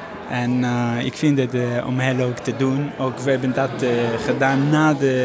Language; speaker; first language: Dutch; non-native, learner; Hebrew